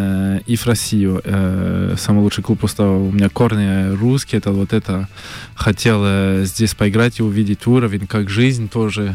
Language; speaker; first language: Russian; early bilingual, heritage; French